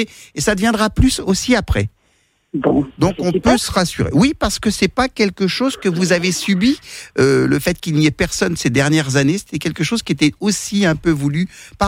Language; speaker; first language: French; native; French